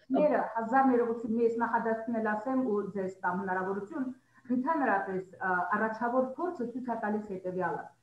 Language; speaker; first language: Armenian; native; Armenian